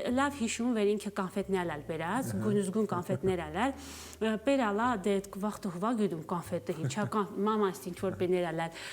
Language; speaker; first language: Armenian; native; Armenian